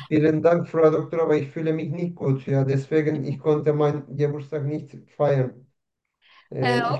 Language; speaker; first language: German; non-native, learner; Turkish